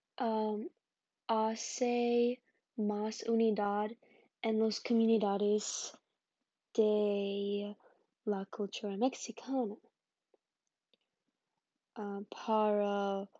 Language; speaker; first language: Spanish; non-native, learner; English